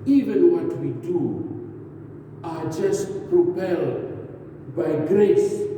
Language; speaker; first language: English; non-native, local second language; Afrikaans